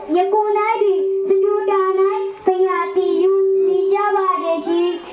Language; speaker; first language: Burmese; non-native, local second language; Rohingya